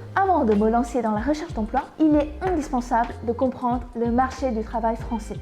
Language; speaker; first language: French; non-native, fluent; Vietnamese